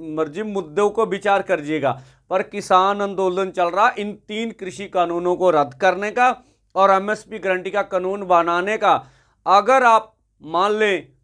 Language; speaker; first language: Hindi; non-native, local second language; Punjabi